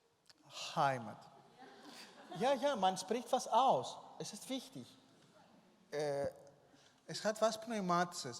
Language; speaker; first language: German; non-native, fluent; Greek